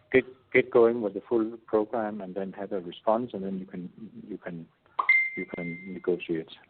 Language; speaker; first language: English; non-native, fluent; Danish